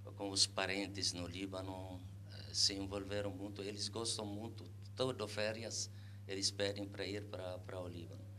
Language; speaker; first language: Portuguese; non-native, fluent; Arabic